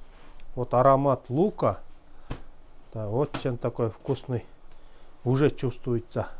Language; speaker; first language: Russian; non-native, local second language; Kyrgyz